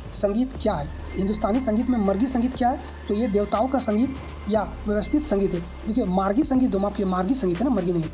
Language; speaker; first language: Hindi; native; Hindi